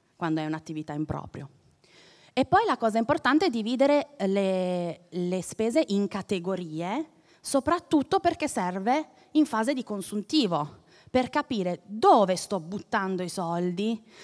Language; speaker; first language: Italian; native; Italian